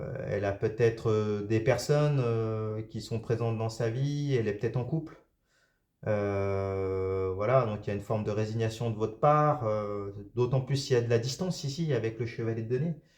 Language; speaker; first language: French; native; French